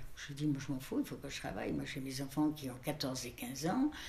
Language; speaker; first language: French; native; French